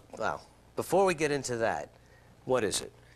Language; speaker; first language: English; native; English